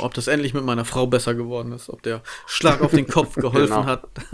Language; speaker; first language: German; native; German